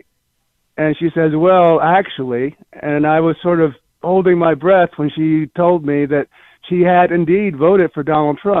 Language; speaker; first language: English; native; English